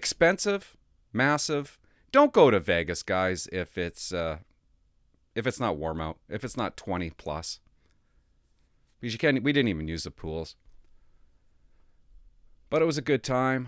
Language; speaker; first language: English; native; English